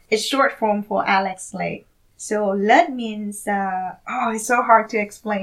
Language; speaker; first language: English; non-native, fluent; Vietnamese